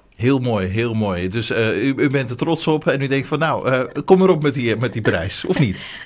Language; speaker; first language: Dutch; native; Dutch